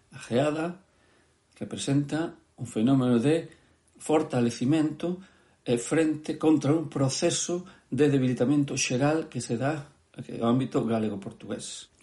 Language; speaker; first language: Galician; native; Galician